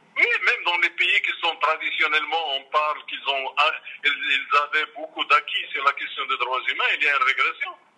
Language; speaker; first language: French; non-native, local second language; Arabic